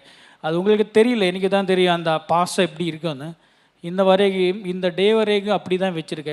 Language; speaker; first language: Tamil; non-native, learner; Malayalam